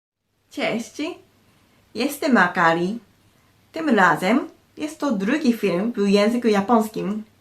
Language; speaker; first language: Polish; non-native, fluent; Japanese